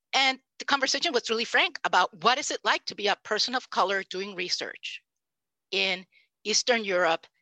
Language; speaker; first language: English; non-native, fluent; Spanish